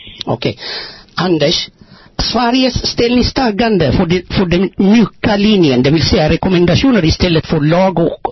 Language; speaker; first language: Swedish; non-native, fluent; Amharic